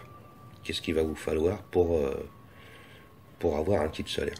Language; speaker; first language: French; native; French